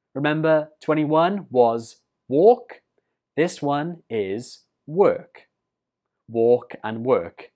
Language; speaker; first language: English; native; English